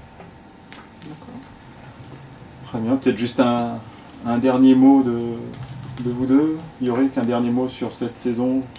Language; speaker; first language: French; native; French